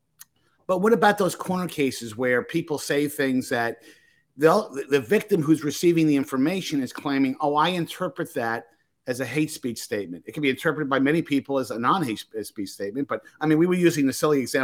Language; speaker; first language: English; native; English